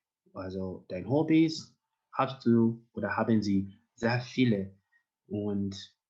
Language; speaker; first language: German; non-native, learner; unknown